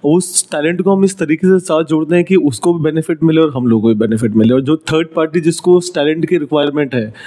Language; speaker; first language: Hindi; native; Hindi